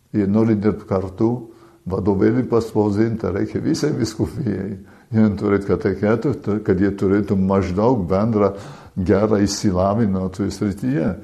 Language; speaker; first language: Lithuanian; early bilingual, heritage; Lithuanian